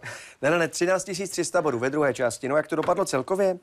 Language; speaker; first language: Czech; native; Czech